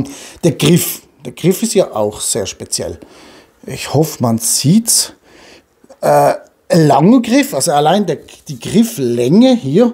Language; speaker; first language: German; native; German